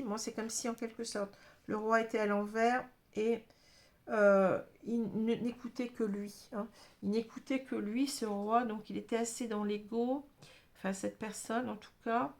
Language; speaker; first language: French; native; French